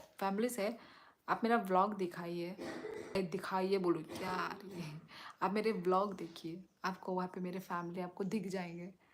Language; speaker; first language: Hindi; non-native, local second language; Kok Borok